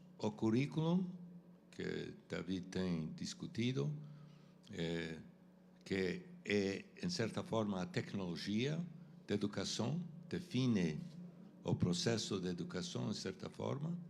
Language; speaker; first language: Portuguese; non-native, fluent; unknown